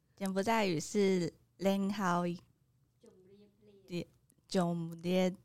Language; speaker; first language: Chinese; native; Chinese